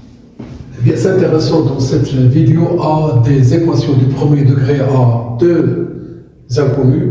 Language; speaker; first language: French; non-native, local second language; Arabic